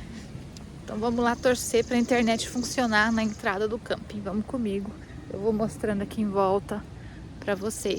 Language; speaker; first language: Portuguese; native; Portuguese